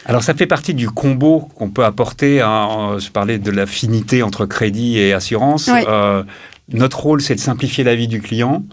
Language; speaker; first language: French; native; French